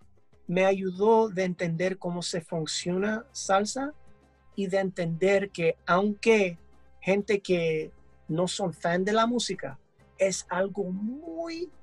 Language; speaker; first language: Spanish; early bilingual, heritage; English